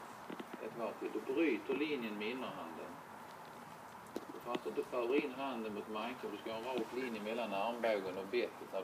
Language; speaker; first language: Swedish; native; Swedish